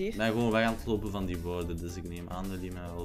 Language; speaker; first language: Dutch; native; Dutch